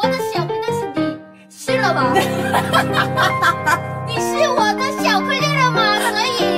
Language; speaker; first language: Chinese; non-native, learner; Thai